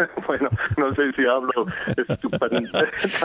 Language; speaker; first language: Spanish; non-native, fluent; English